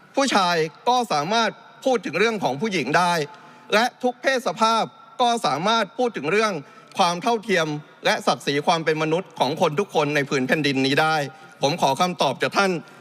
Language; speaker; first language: Thai; native; Thai